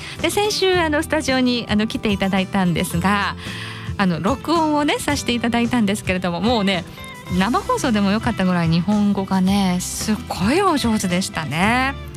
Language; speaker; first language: Japanese; native; Japanese